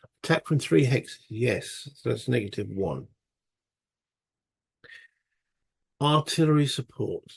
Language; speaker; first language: English; native; English